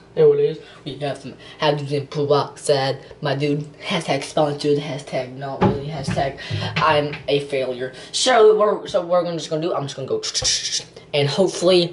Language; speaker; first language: English; native; English